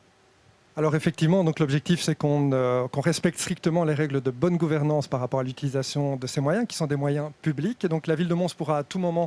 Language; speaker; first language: French; native; French